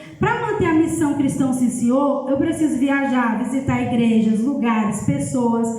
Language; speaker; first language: Portuguese; native; Portuguese